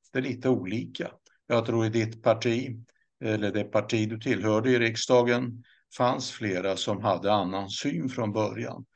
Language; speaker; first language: Swedish; native; Swedish